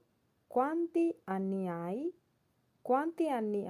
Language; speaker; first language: Italian; non-native, learner; Bangla